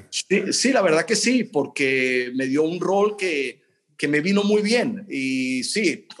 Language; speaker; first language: Spanish; early bilingual, other home language; Italian